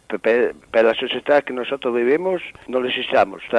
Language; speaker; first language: Spanish; non-native, learner; Italian